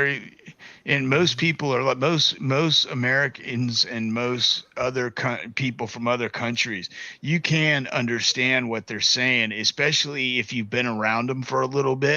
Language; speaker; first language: English; native; English